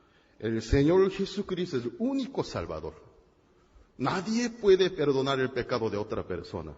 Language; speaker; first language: Spanish; non-native, fluent; Korean